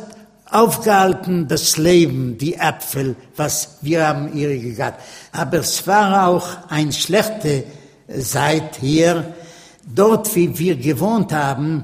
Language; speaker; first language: German; non-native, learner; Yiddish